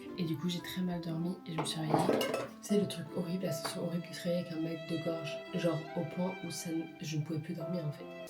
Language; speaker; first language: French; native; French